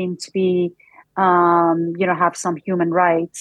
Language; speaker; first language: English; non-native, fluent; Persian